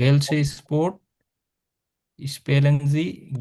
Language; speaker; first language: German; non-native, learner; Bangla